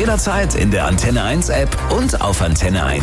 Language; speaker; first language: German; native; German